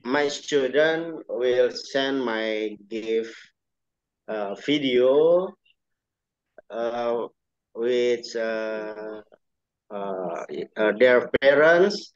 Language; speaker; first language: English; non-native, learner; Indonesian